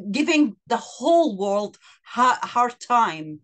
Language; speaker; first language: English; non-native, fluent; Arabic